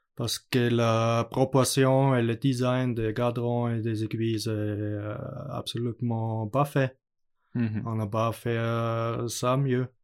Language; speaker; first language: French; non-native, learner; German